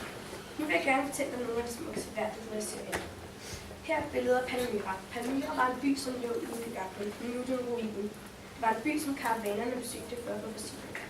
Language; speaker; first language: Danish; early bilingual, heritage; Danish